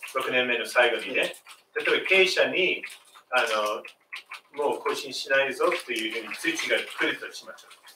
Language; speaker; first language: Japanese; non-native, fluent; English